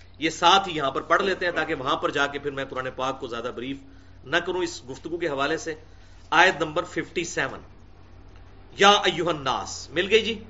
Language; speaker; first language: Urdu; non-native, local second language; Punjabi